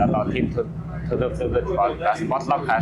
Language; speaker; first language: Mongolian; non-native, learner; Vietnamese